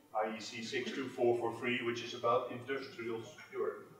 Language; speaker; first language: English; non-native, fluent; Dutch